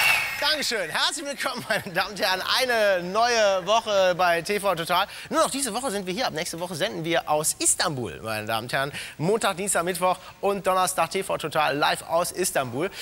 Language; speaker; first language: German; native; German